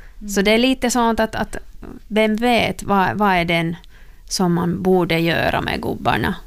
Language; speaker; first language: Swedish; non-native, local second language; Finnish